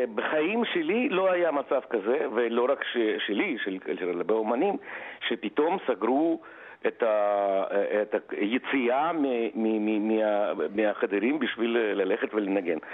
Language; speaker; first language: Hebrew; non-native, fluent; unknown